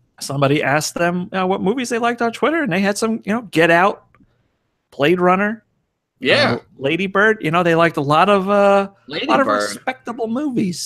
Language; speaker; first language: English; native; English